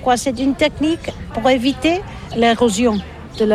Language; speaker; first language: French; non-native, learner; Catalan